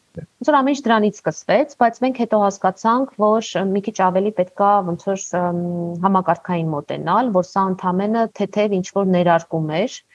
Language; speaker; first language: Armenian; native; Armenian